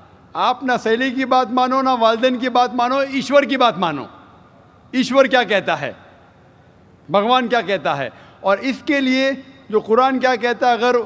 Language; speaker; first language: Hindi; native; Hindi